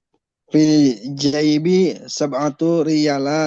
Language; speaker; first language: Arabic; non-native, learner; Indonesian